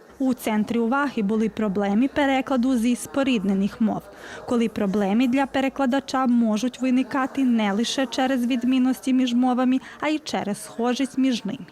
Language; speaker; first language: Ukrainian; early bilingual, heritage; Ukrainian